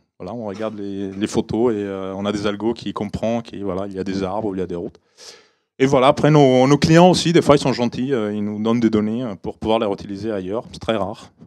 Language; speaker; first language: French; non-native, fluent; Italian